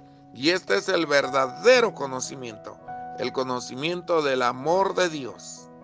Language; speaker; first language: Spanish; native; Spanish